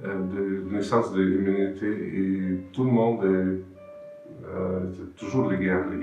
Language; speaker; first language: French; non-native, fluent; Russian